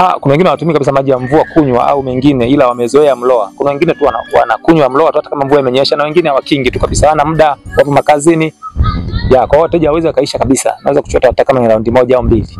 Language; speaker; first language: Swahili; non-native, local second language; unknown